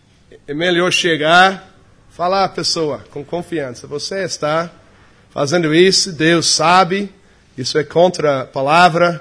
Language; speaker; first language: Portuguese; non-native, fluent; English